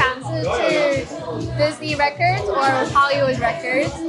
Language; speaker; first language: Chinese; native; Chinese